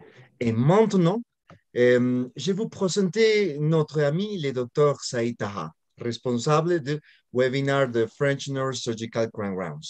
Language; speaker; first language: French; non-native, learner; Spanish